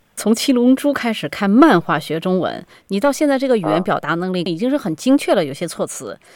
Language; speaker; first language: Chinese; native; Chinese